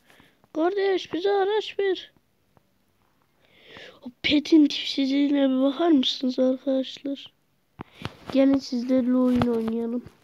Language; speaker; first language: Turkish; native; Turkish